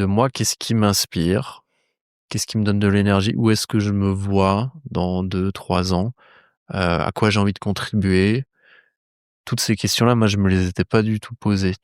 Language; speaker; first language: French; native; French